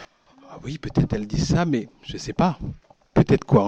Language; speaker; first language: French; native; French